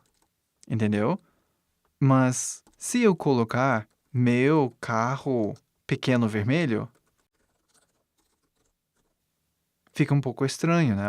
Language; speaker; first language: Portuguese; non-native, fluent; English